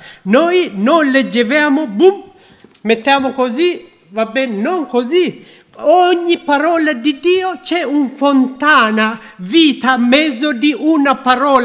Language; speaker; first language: Italian; non-native, learner; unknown